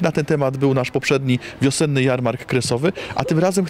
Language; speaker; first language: Polish; native; Polish